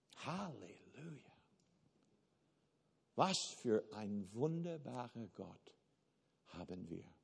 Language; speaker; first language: German; non-native, fluent; English